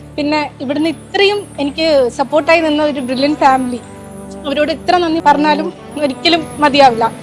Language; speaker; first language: Malayalam; native; Malayalam